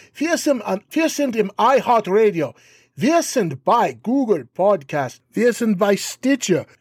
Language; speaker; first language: German; non-native, learner; English